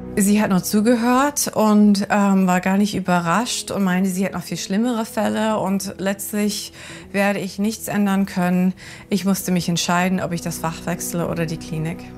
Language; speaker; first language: German; non-native, fluent; English